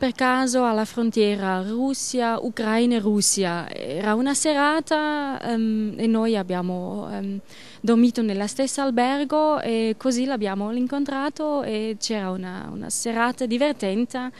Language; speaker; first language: Italian; non-native, learner; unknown